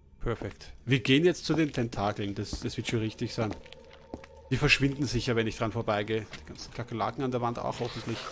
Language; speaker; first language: German; native; German